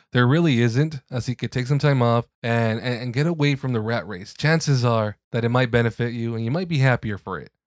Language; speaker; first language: English; early bilingual, other home language; Spanish